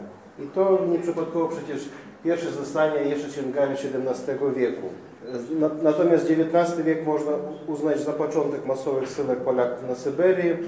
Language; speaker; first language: Polish; non-native, fluent; Russian